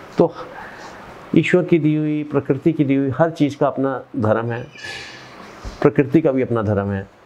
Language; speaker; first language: Hindi; non-native, local second language; Punjabi